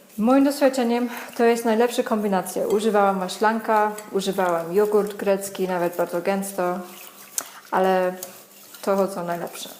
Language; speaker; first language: Polish; non-native, learner; English